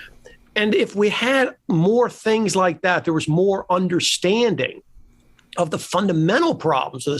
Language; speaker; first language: English; native; English